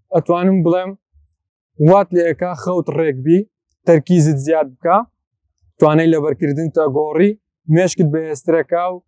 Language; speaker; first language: Central Kurdish; native; Central Kurdish